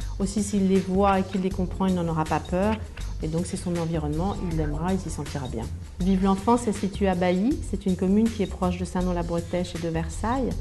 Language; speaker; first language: French; native; French